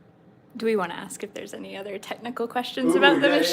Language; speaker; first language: English; native; English